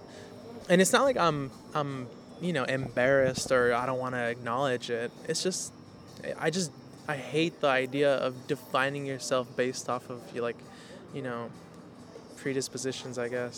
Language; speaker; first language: English; native; English